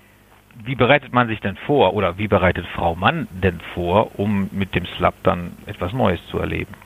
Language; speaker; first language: German; native; German